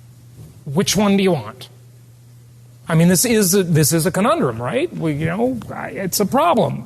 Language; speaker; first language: English; native; English